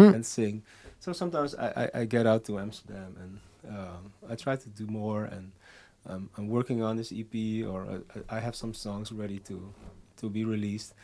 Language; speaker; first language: English; non-native, fluent; Dutch